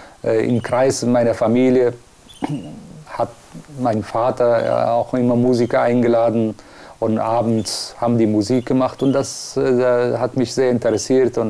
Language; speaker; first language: German; non-native, fluent; Persian